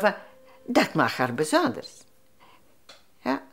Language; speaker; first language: Dutch; non-native, fluent; Russian